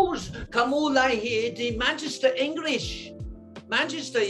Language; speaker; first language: Indonesian; non-native, learner; English